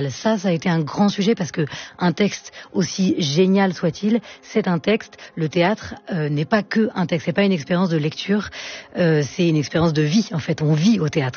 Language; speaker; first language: French; native; French